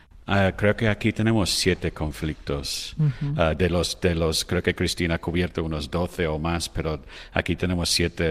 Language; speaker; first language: Spanish; non-native, fluent; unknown